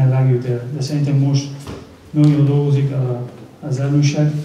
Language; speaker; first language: Hungarian; non-native, learner; Spanish